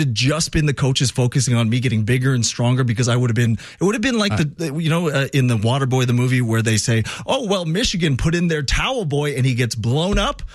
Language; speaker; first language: English; native; English